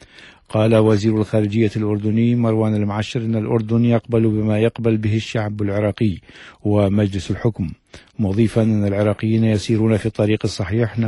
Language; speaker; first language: Arabic; native; Arabic